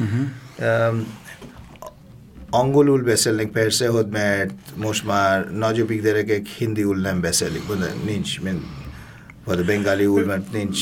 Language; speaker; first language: Hungarian; non-native, fluent; Bangla